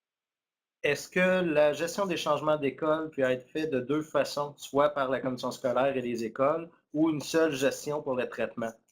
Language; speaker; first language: French; native; French